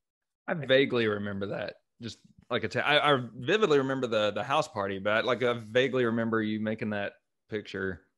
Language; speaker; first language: English; native; English